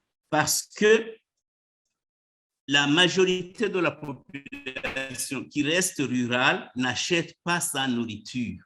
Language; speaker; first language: French; non-native, local second language; Rundi